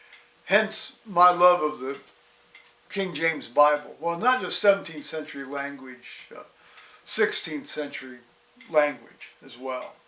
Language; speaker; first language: English; native; English